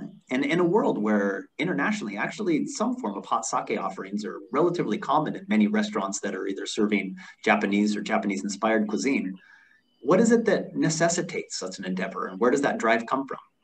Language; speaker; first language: English; native; English